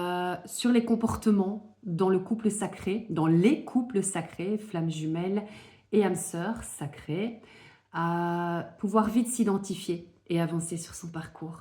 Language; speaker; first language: French; native; French